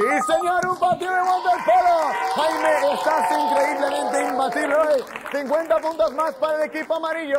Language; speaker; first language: Spanish; native; Spanish